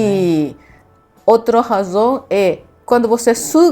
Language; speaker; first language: Portuguese; non-native, fluent; Japanese